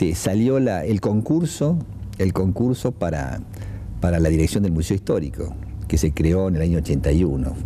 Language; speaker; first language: Spanish; native; Spanish